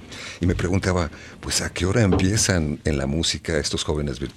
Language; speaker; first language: Spanish; native; Spanish